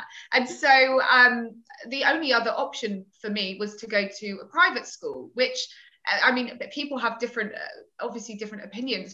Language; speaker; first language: English; native; English